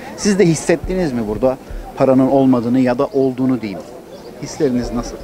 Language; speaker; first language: Turkish; native; Turkish